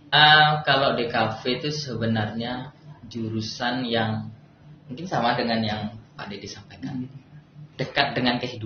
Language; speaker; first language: Indonesian; native; Indonesian